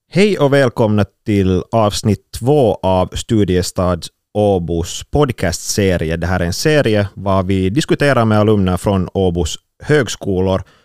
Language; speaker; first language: Swedish; native; Swedish